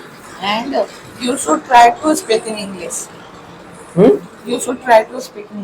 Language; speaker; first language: English; non-native, learner; Hindi